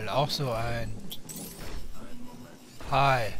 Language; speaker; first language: German; native; German